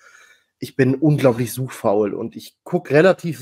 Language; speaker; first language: German; native; German